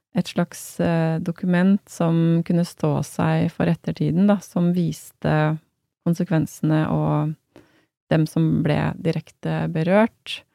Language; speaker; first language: Norwegian; native; Norwegian